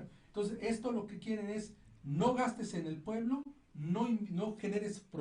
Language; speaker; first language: Spanish; native; Spanish